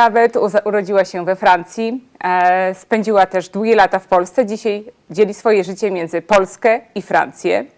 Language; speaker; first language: Polish; native; Polish